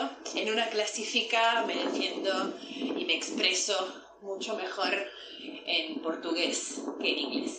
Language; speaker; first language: Spanish; non-native, fluent; Italian